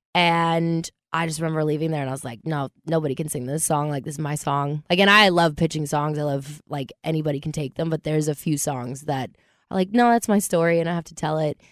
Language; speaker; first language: English; native; English